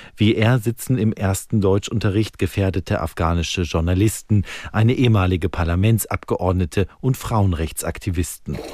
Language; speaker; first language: German; native; German